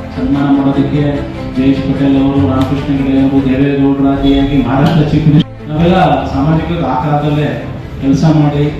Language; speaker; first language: Kannada; non-native, local second language; Lambadi